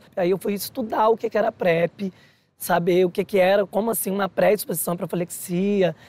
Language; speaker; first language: Portuguese; native; Portuguese